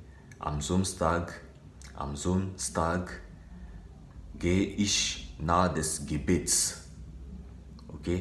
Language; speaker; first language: German; non-native, learner; French